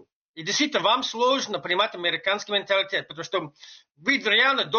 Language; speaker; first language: Russian; non-native, fluent; English